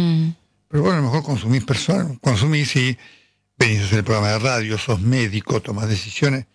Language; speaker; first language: Spanish; native; Spanish